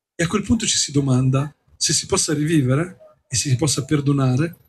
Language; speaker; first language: Italian; native; Italian